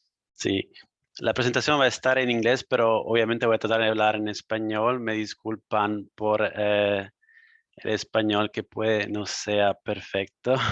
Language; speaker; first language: Spanish; non-native, fluent; Italian